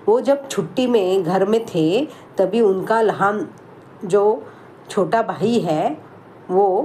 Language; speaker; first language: Hindi; non-native, local second language; Marathi